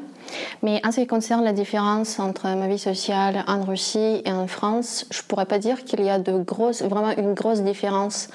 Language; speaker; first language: French; non-native, fluent; Russian